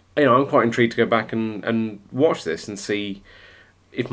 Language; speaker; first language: English; native; English